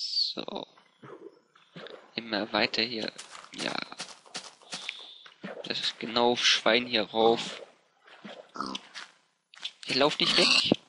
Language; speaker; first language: German; native; German